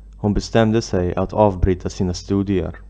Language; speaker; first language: Swedish; non-native, fluent; Arabic